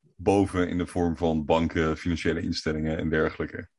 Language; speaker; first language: Dutch; native; Dutch